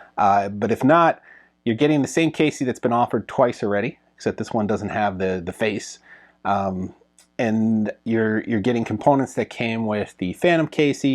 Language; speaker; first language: English; native; English